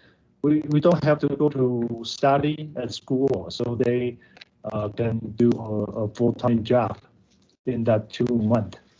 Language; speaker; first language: English; non-native, learner; Chinese